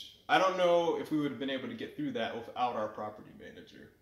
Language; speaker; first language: English; native; English